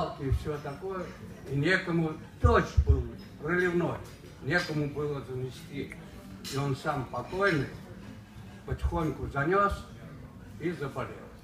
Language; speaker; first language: Russian; non-native, local second language; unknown